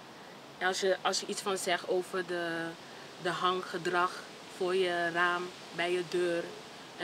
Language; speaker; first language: Dutch; non-native, fluent; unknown